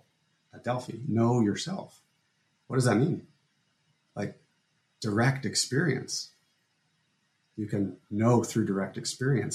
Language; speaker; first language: English; native; English